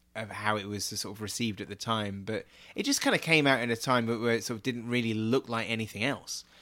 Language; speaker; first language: English; native; English